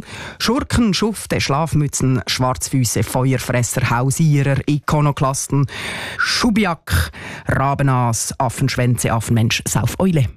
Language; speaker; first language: German; native; German